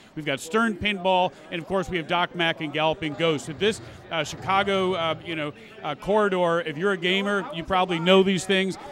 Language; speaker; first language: English; native; English